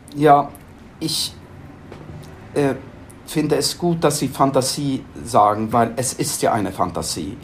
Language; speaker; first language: German; non-native, fluent; Swedish